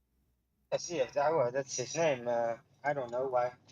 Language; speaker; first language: English; non-native, fluent; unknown